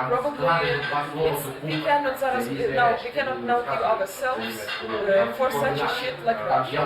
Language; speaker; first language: English; non-native, learner; Ukrainian